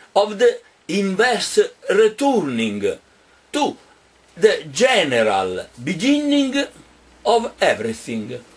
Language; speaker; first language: English; non-native, fluent; Italian